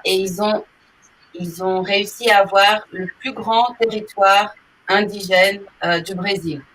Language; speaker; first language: French; non-native, fluent; Portuguese